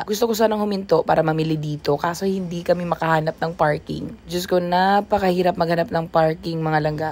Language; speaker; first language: Filipino; non-native, local second language; Cebuano